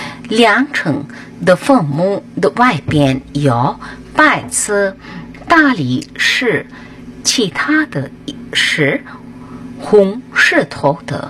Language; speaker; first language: Chinese; non-native, fluent; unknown